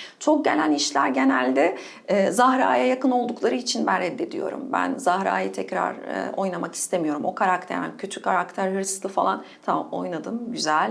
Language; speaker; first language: Turkish; non-native, fluent; Arabic